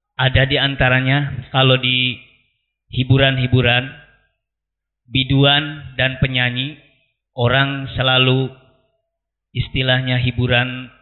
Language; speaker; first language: Indonesian; native; Indonesian